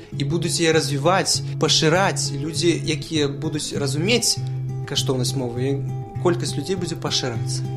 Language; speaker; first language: Belarusian; non-native, local second language; Russian